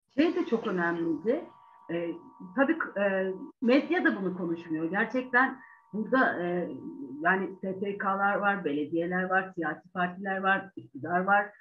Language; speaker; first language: Turkish; native; Turkish